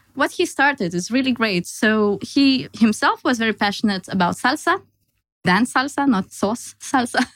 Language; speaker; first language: English; non-native, fluent; Lithuanian